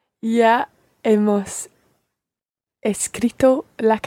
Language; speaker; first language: Spanish; non-native, learner; English